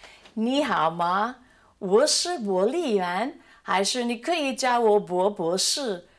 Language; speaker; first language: Chinese; non-native, fluent; English